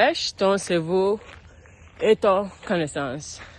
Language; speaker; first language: French; non-native, learner; English